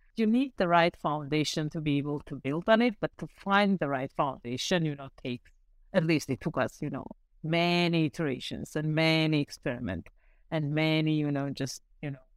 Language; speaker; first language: English; non-native, fluent; Armenian